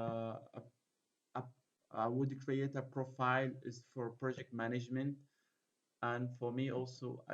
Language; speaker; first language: English; non-native, fluent; Arabic